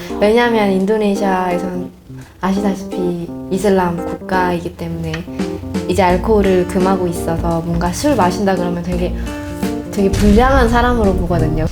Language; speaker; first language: Korean; non-native, fluent; Indonesian